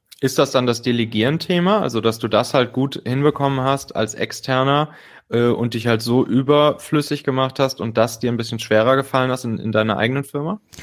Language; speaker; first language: German; native; German